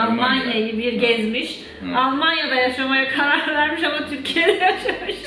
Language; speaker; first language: Turkish; native; Turkish